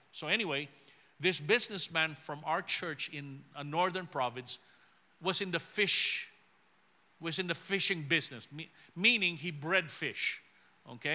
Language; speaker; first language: English; non-native, local second language; Filipino